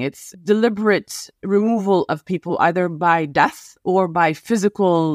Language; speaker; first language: English; non-native, fluent; Arabic